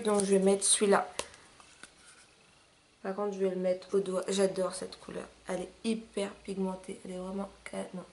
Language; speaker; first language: French; native; French